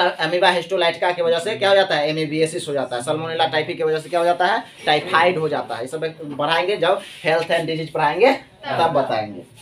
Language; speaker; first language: Hindi; native; Hindi